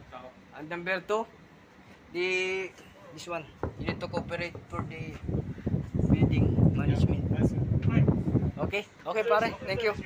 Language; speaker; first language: English; non-native, learner; Filipino